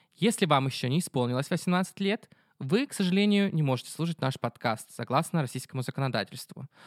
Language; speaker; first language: Russian; native; Russian